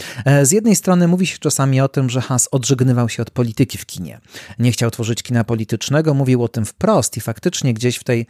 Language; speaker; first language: Polish; native; Polish